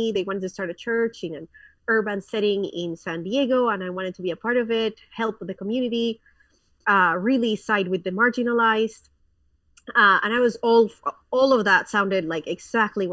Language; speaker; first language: English; non-native, fluent; Spanish